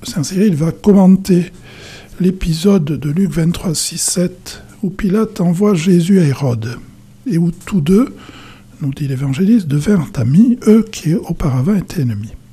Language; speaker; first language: French; native; French